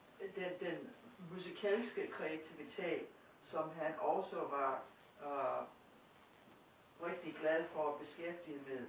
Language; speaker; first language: Danish; non-native, fluent; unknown